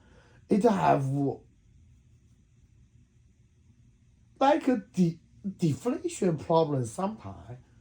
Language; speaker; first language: English; non-native, learner; Chinese